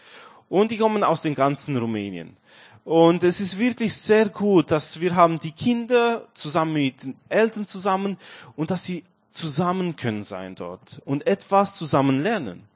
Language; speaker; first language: German; non-native, learner; Romanian